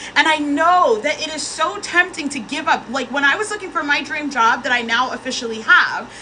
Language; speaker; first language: English; native; English